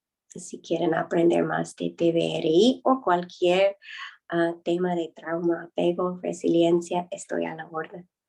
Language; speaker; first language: Spanish; non-native, fluent; English